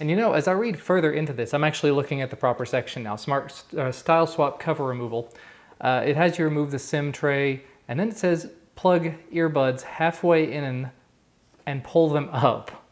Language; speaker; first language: English; native; English